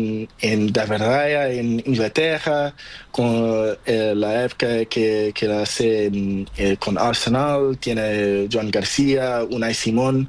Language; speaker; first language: Spanish; non-native, learner; Portuguese